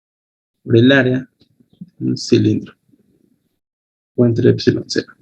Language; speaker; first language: Spanish; native; Spanish